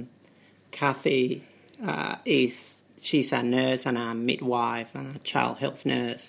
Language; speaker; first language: English; non-native, fluent; Spanish